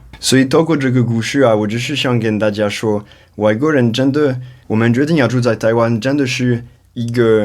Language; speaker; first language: Chinese; non-native, fluent; French